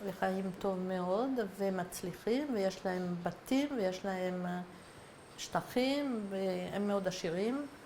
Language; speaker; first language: Hebrew; non-native, fluent; French